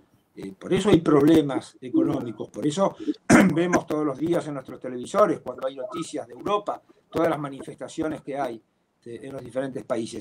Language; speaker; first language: Spanish; native; Spanish